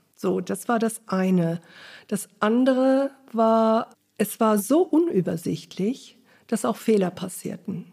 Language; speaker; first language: German; early bilingual, other home language; English